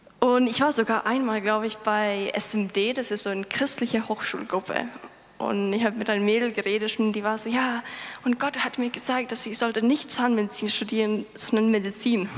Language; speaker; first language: German; non-native, fluent; Lithuanian